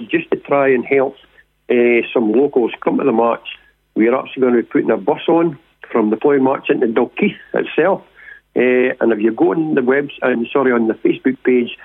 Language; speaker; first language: English; native; English